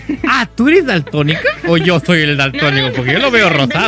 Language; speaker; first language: Spanish; native; Spanish